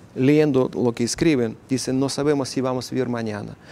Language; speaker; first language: Spanish; non-native, fluent; Ukrainian